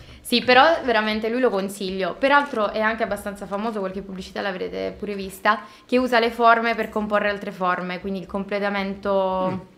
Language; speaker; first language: Italian; native; Italian